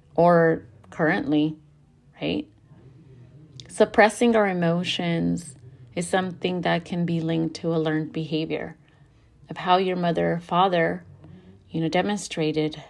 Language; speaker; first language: English; early bilingual, other home language; Spanish